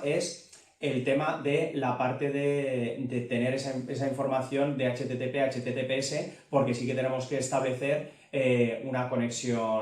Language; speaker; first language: Spanish; native; Spanish